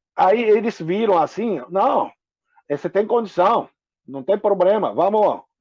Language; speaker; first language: Portuguese; non-native, fluent; Japanese